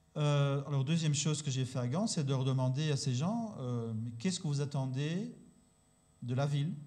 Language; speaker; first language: French; native; French